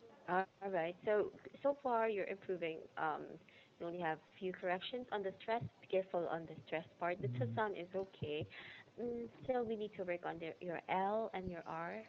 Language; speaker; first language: English; non-native, fluent; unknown